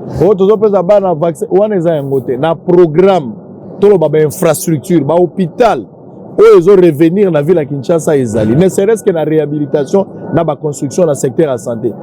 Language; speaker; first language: Lingala; native; Lingala